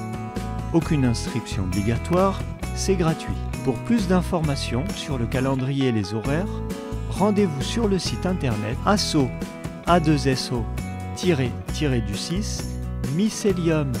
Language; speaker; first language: French; native; French